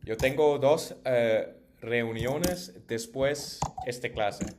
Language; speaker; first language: Spanish; non-native, learner; English